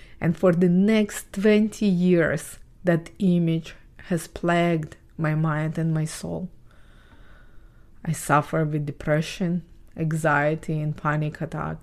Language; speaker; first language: English; non-native, fluent; Ukrainian